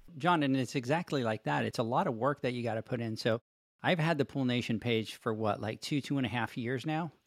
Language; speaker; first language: English; non-native, local second language; Spanish